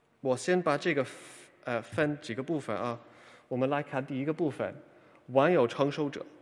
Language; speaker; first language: Chinese; non-native, fluent; English